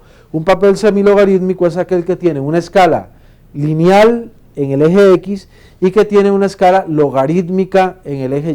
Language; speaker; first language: Spanish; native; Spanish